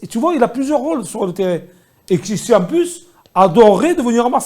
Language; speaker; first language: French; native; French